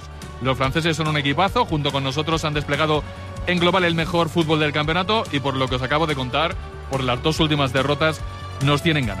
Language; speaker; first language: Spanish; native; Spanish